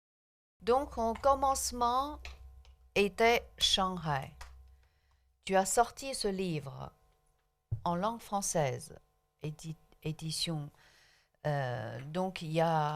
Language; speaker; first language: French; non-native, local second language; Chinese